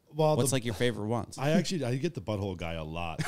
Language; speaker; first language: English; native; English